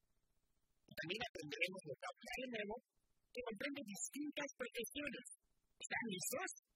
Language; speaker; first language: Spanish; native; Spanish